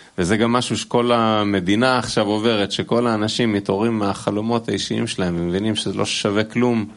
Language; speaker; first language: Hebrew; native; Hebrew